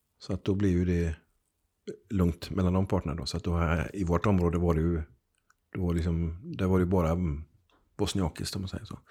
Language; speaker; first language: Swedish; native; Swedish